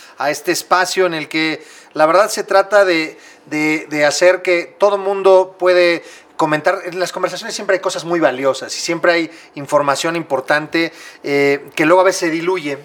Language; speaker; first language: Spanish; native; Spanish